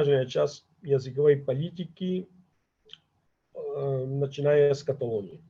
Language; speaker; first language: Russian; non-native, fluent; Catalan